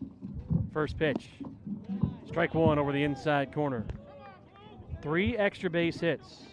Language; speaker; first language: English; native; English